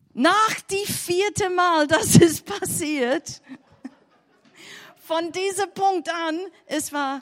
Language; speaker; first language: German; non-native, learner; English